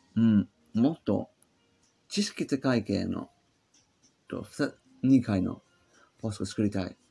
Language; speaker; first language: Japanese; non-native, learner; English